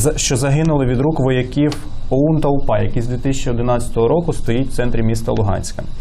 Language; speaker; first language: Ukrainian; native; Ukrainian